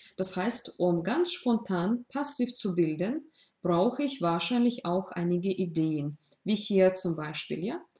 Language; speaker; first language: German; non-native, fluent; Russian